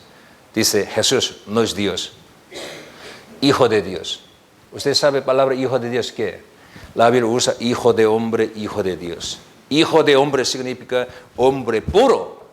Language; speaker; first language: Spanish; non-native, learner; Korean